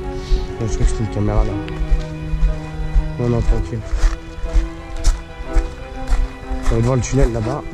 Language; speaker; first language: French; native; French